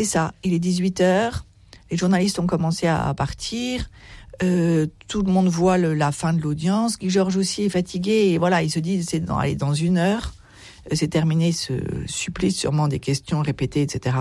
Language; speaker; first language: French; native; French